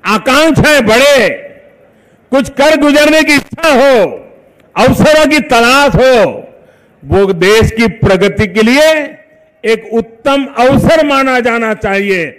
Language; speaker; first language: Hindi; non-native, local second language; Gujarati